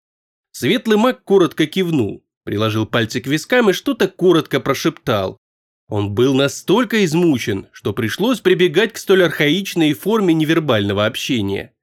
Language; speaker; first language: Russian; native; Russian